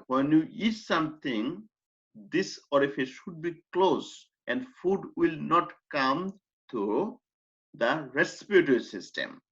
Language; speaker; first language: English; non-native, fluent; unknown